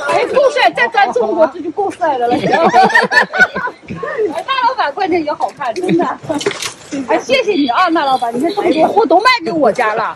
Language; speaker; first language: Chinese; native; Chinese